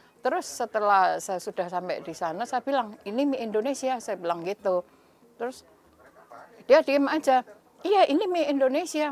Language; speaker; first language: Indonesian; native; Indonesian